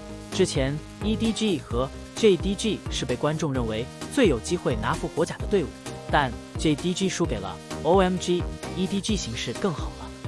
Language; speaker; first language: Chinese; native; Chinese